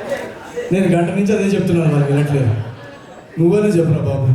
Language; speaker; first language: Telugu; native; Telugu